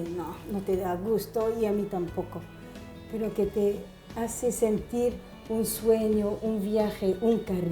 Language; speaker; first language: Spanish; non-native, fluent; French